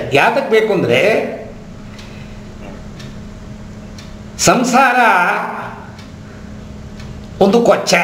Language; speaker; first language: Kannada; native; Kannada